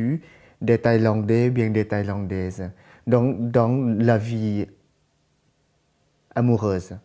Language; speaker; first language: French; non-native, fluent; Thai